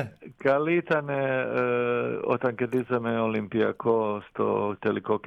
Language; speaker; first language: Greek; non-native, fluent; Croatian